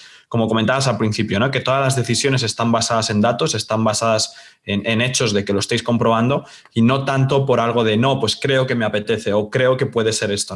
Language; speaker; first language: Spanish; native; Spanish